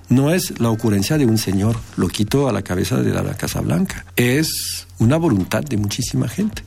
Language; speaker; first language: Spanish; non-native, fluent; French